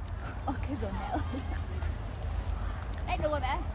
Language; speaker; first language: Chinese; non-native, learner; Vietnamese